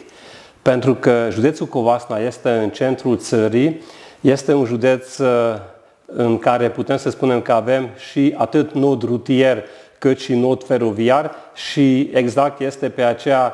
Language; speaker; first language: Romanian; non-native, local second language; Hungarian